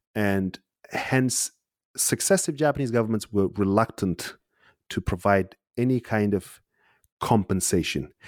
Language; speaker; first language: English; non-native, fluent; Uzbek